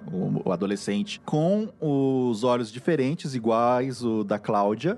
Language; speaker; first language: Portuguese; native; Portuguese